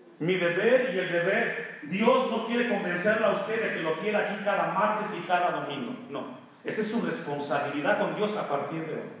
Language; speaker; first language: Spanish; native; Spanish